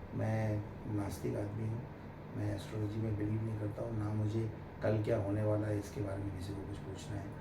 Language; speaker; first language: Hindi; non-native, local second language; Bangla